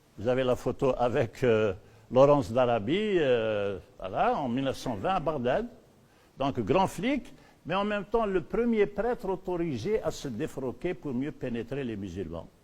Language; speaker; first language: French; non-native, local second language; Berber languages